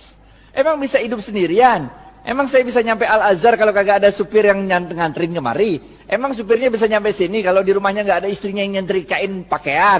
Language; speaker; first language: Indonesian; native; Indonesian